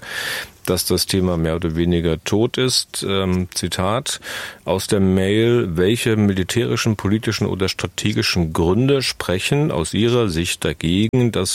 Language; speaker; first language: German; native; German